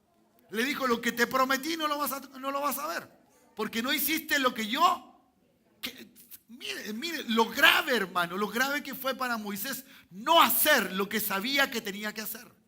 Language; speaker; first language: Spanish; native; Spanish